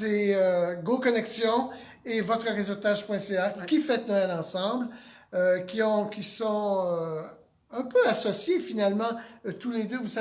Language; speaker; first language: French; native; French